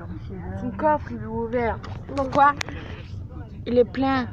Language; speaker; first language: French; native; French